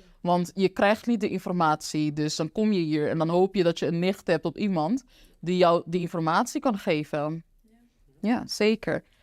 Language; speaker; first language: Dutch; non-native, local second language; Papiamento